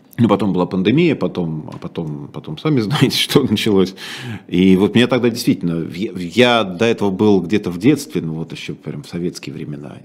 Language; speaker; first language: Russian; native; Russian